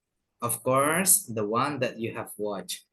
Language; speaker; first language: English; non-native, fluent; Indonesian